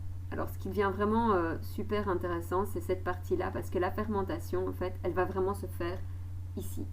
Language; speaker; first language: French; native; French